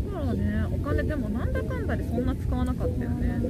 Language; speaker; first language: Japanese; native; Japanese